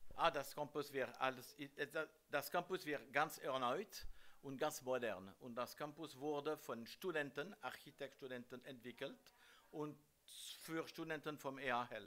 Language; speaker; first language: German; non-native, learner; French